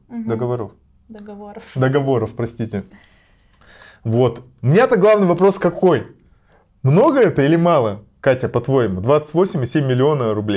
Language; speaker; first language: Russian; native; Russian